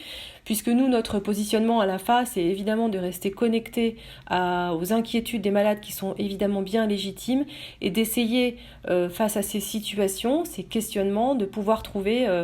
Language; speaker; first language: French; native; French